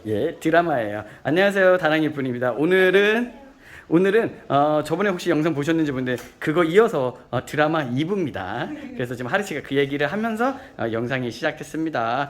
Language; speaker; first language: Korean; native; Korean